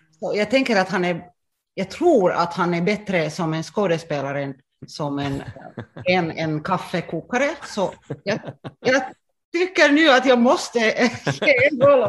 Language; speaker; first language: Swedish; non-native, local second language; Finnish